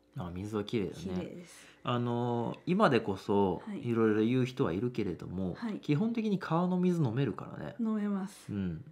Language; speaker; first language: Japanese; native; Japanese